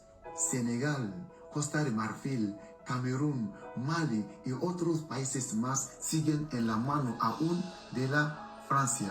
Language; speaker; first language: Spanish; non-native, fluent; French